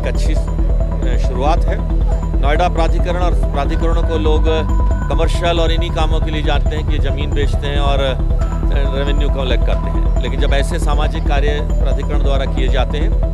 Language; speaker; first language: Hindi; native; Hindi